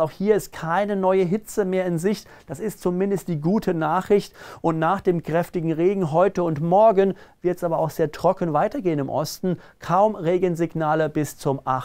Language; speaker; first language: German; native; German